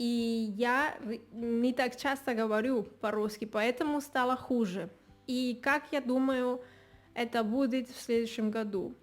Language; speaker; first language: Russian; non-native, learner; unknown